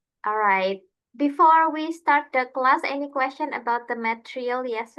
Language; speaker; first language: English; non-native, fluent; Indonesian